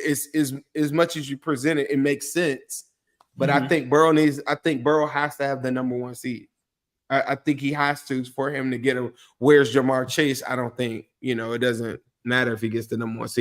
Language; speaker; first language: English; native; English